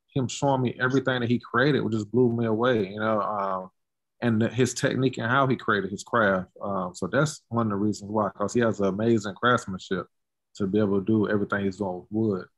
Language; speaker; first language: English; native; English